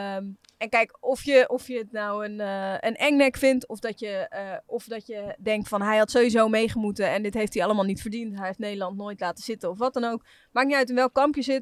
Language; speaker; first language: Dutch; native; Dutch